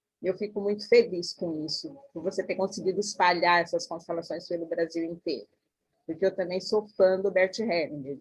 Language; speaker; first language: Portuguese; native; Portuguese